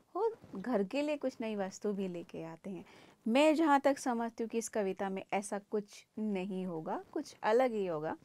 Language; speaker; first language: Hindi; native; Hindi